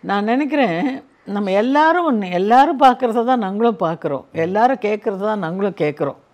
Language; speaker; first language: Tamil; native; Tamil